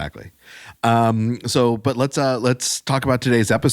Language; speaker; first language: English; native; English